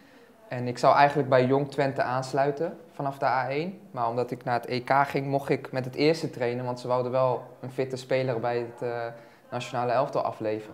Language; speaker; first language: Dutch; native; Dutch